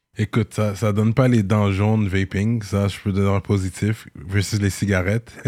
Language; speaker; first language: French; native; French